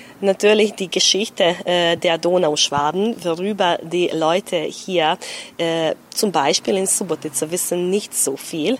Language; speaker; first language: German; non-native, local second language; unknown